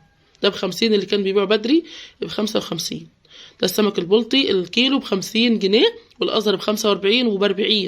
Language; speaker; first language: Arabic; native; Arabic